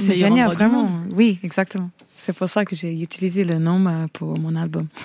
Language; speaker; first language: French; non-native, fluent; English